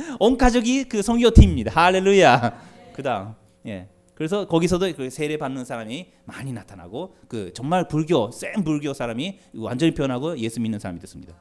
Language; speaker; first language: Korean; non-native, fluent; Japanese